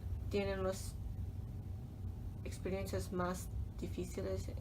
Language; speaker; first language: Spanish; non-native, learner; English